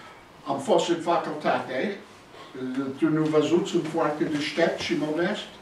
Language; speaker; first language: Romanian; non-native, learner; English